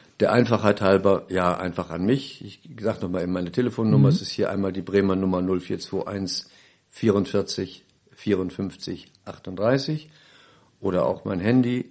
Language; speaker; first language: German; native; German